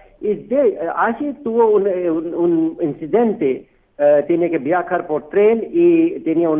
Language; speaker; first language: Spanish; non-native, fluent; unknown